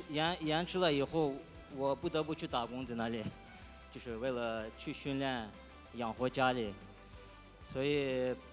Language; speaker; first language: Chinese; non-native, fluent; Russian